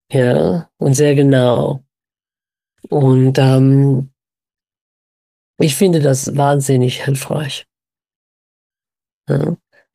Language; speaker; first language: German; non-native, fluent; English